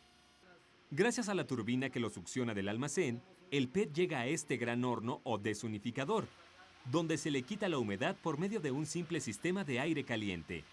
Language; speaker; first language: Spanish; native; Spanish